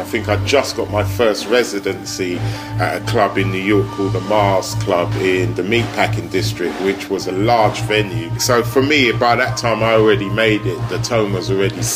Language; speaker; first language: English; native; English